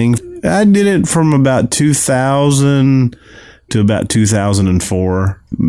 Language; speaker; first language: English; native; English